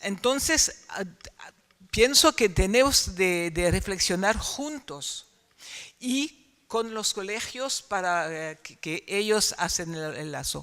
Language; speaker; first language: Spanish; non-native, fluent; French